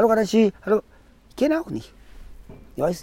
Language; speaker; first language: German; non-native, local second language; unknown